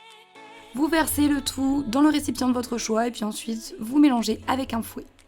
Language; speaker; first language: French; native; French